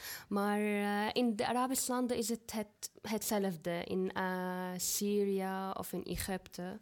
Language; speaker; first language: Dutch; non-native, learner; Arabic